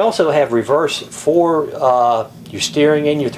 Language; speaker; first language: English; native; English